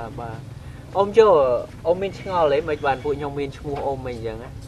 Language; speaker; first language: Khmer; native; Khmer